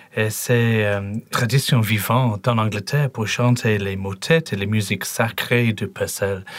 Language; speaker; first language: French; non-native, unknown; English